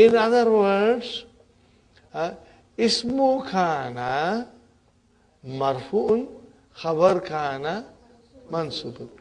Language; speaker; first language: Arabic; non-native, fluent; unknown